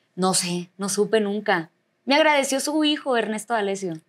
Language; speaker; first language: Spanish; native; Spanish